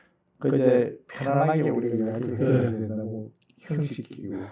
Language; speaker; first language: Korean; native; Korean